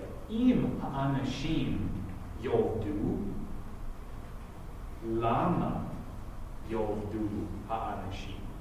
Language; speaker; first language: Hebrew; non-native, fluent; English